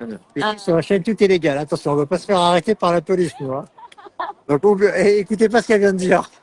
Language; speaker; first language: French; native; French